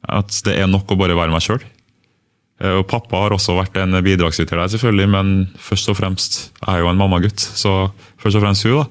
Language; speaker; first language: Norwegian; early bilingual, other home language; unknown